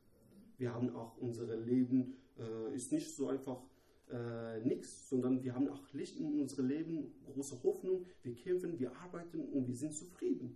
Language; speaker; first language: German; non-native, learner; Persian